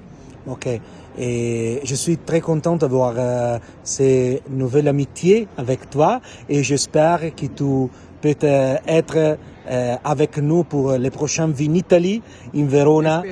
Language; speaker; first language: French; non-native, learner; Italian